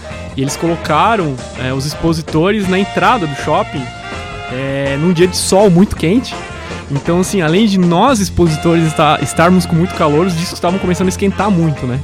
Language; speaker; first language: Portuguese; native; Portuguese